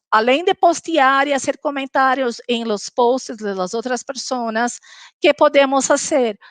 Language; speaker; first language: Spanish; non-native, local second language; Portuguese